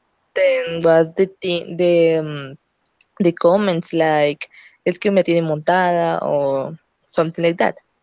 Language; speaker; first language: English; non-native, learner; Spanish